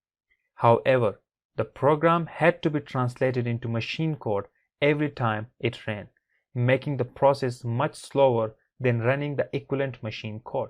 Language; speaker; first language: English; non-native, fluent; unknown